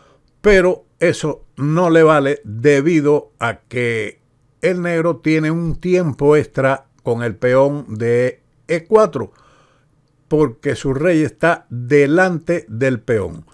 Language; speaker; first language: Spanish; native; Spanish